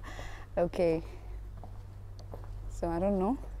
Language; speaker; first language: English; non-native, fluent; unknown